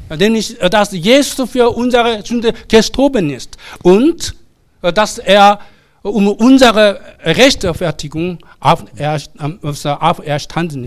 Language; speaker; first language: German; non-native, learner; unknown